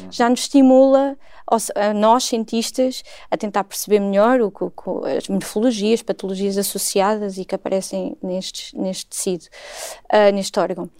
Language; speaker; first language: Portuguese; native; Portuguese